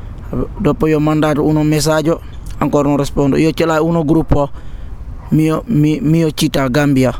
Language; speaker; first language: Italian; non-native, learner; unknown